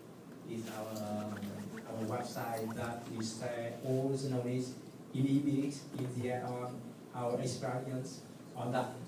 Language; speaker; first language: English; non-native, learner; Vietnamese